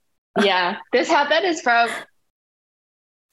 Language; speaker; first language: English; native; English